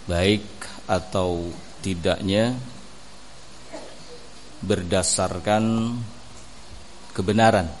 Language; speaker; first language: Indonesian; native; Indonesian